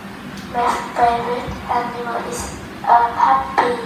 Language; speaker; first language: English; non-native, learner; Vietnamese